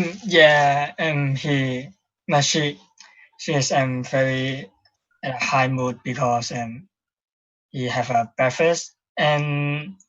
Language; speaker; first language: English; non-native, learner; Cantonese